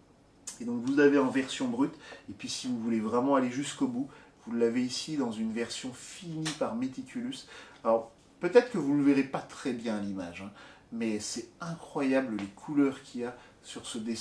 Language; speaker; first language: French; native; French